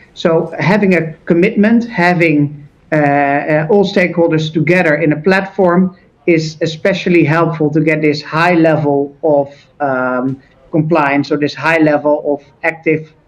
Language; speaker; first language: English; non-native, fluent; Dutch